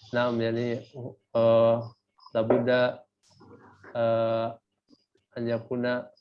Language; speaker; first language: Arabic; non-native, learner; Indonesian